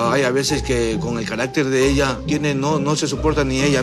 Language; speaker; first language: Spanish; native; Spanish